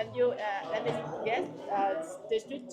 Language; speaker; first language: English; non-native, learner; Vietnamese